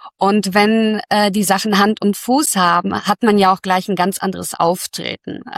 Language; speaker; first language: German; early bilingual, other home language; Russian